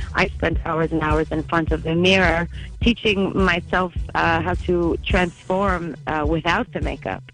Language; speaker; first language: English; native; English